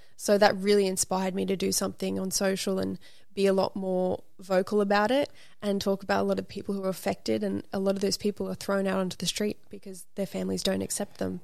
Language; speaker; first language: English; native; English